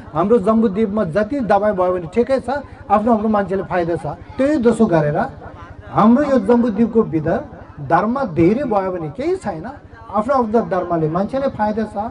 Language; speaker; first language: Nepali; non-native, local second language; Tibetan